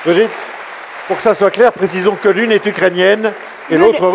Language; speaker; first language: French; native; French